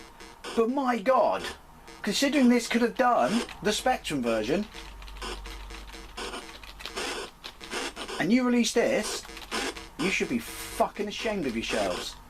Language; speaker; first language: English; native; English